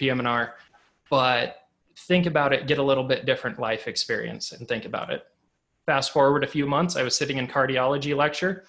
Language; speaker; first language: English; native; English